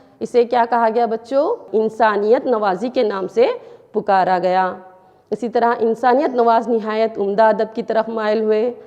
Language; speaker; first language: Urdu; native; Urdu